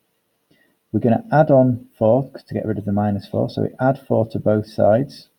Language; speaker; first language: English; native; English